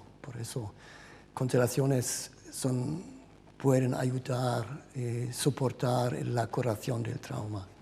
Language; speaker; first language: Spanish; non-native, fluent; German